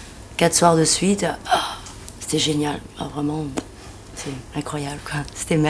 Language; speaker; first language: French; native; French